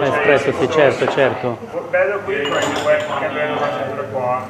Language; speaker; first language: Italian; non-native, learner; Korean